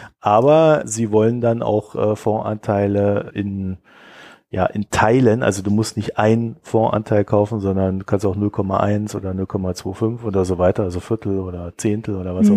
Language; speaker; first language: German; native; German